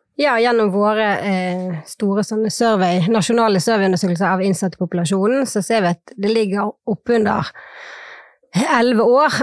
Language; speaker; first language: Norwegian; native; Norwegian